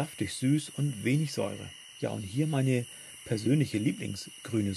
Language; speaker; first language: German; native; German